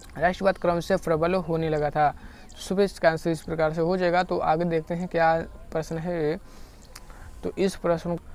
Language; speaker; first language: Hindi; native; Hindi